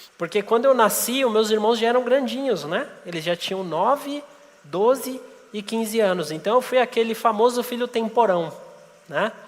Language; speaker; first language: Portuguese; native; Portuguese